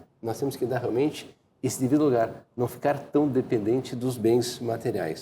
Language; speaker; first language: Portuguese; native; Portuguese